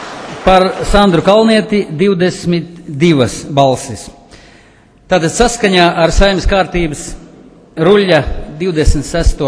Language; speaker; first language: Latvian; native; Latvian